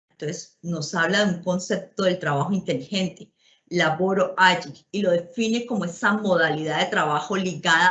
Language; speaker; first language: Spanish; native; Spanish